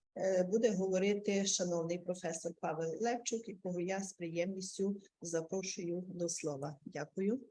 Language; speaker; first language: Ukrainian; native; Ukrainian